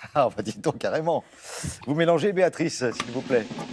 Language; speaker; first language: French; native; French